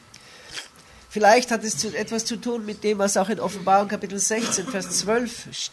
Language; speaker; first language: German; native; German